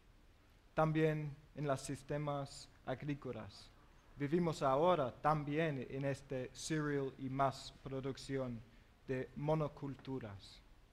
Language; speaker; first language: Spanish; non-native, learner; English